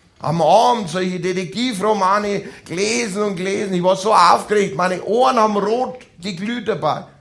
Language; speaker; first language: German; native; German